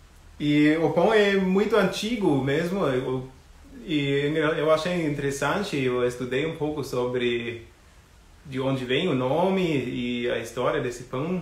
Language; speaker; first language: Portuguese; non-native, fluent; German